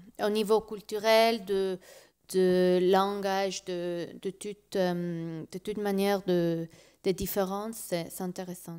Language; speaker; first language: French; non-native, learner; Spanish